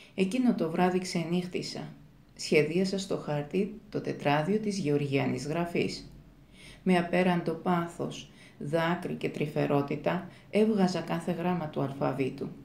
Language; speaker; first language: Greek; non-native, fluent; Georgian